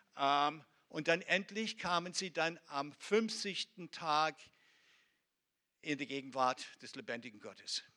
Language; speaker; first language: German; non-native, fluent; Hebrew